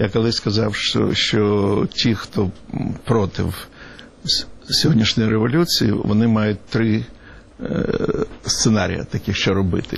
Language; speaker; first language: Ukrainian; non-native, local second language; Russian